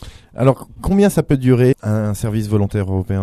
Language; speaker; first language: French; native; French